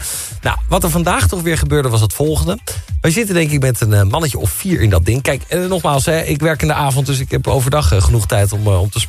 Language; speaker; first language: Dutch; native; Dutch